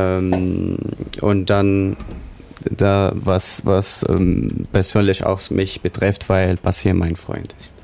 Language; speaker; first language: German; non-native, fluent; Arabic